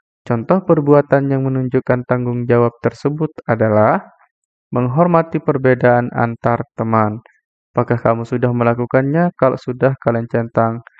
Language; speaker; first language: Indonesian; native; Indonesian